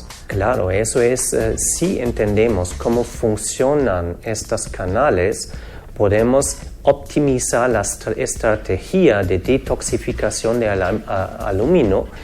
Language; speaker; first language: Spanish; non-native, fluent; German